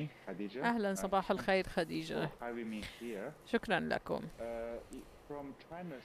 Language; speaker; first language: Arabic; non-native, fluent; Chinese